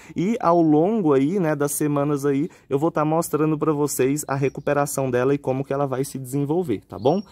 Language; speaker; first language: Portuguese; native; Portuguese